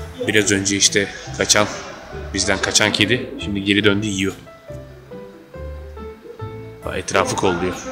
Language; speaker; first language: Turkish; native; Turkish